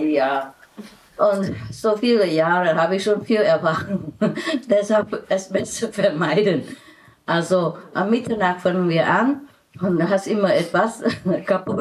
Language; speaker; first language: German; non-native, learner; Vietnamese